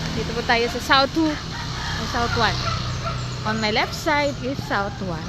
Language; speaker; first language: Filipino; non-native, local second language; Surigaonon